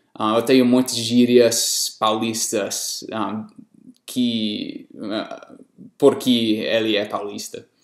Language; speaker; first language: Portuguese; non-native, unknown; English